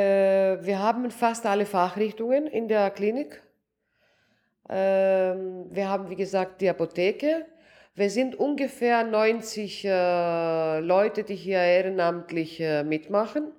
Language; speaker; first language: German; non-native, local second language; Greek